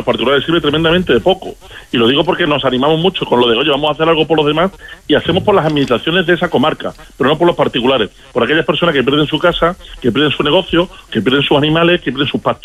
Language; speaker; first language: Spanish; native; Spanish